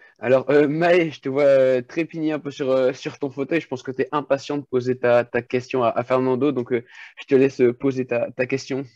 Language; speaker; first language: French; native; French